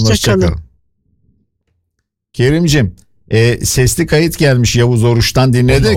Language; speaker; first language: Turkish; native; Turkish